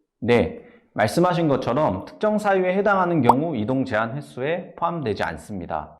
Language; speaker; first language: Korean; native; Korean